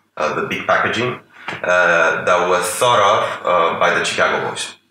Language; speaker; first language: English; non-native, fluent; Spanish